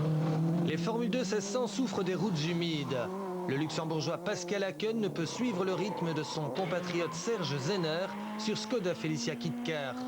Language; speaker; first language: French; native; French